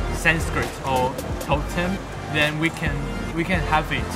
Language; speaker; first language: English; non-native, fluent; Chinese